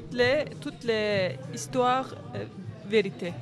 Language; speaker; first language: French; non-native, learner; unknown